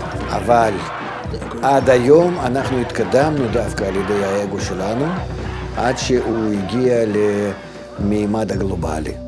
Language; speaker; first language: Hebrew; non-native, fluent; Russian